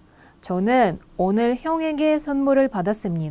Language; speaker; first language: Korean; non-native, fluent; Russian